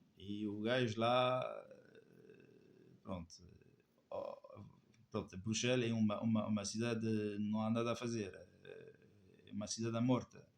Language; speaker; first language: Portuguese; non-native, fluent; French